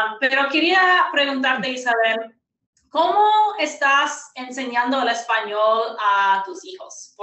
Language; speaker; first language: Spanish; non-native, fluent; English